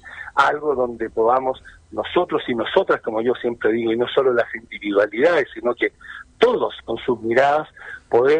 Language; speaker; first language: Spanish; native; Spanish